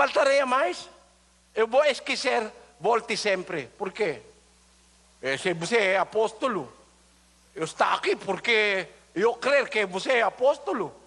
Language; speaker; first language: Portuguese; non-native, learner; Filipino